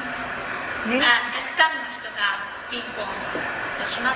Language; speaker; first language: Japanese; native; Japanese